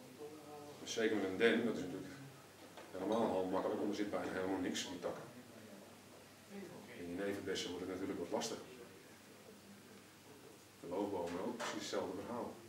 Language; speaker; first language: Dutch; native; Dutch